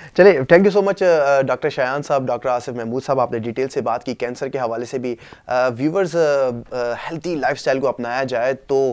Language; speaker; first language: Urdu; native; Urdu